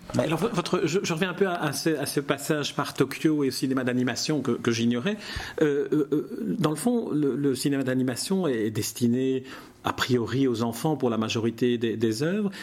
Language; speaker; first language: French; native; French